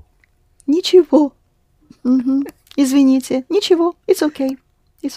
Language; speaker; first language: Russian; non-native, fluent; English